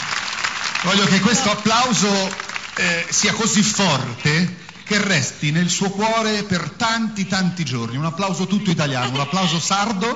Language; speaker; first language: Italian; native; Italian